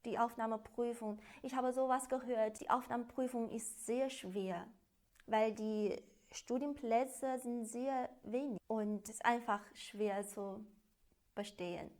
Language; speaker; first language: German; non-native, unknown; Chinese